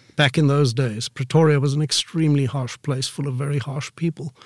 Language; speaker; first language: English; native; English